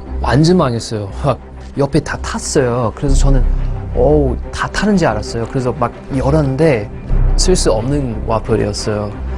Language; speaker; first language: Korean; non-native, learner; English